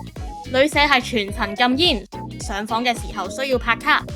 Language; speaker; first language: Cantonese; native; Cantonese